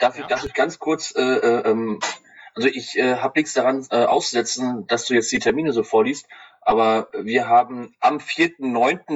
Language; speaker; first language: German; native; German